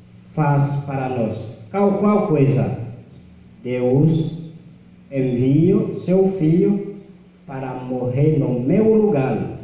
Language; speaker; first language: Portuguese; non-native, learner; Haitian Creole